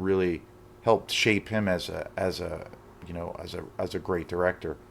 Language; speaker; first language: English; native; English